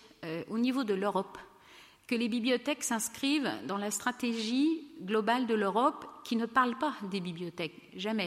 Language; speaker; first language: French; native; French